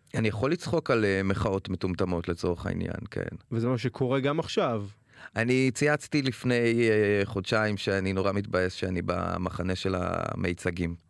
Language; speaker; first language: Hebrew; native; Hebrew